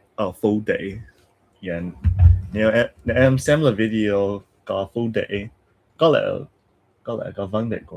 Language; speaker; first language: Vietnamese; non-native, learner; English